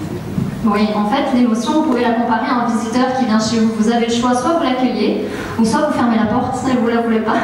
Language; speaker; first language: French; native; French